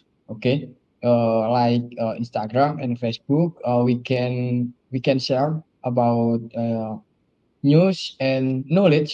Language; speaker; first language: English; non-native, learner; Indonesian